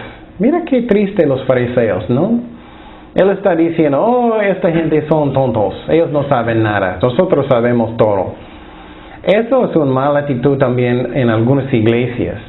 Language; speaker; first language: Spanish; non-native, fluent; English